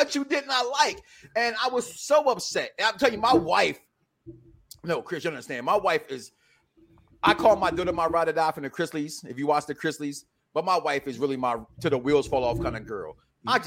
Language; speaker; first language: English; native; English